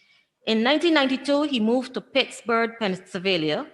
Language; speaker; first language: English; native; English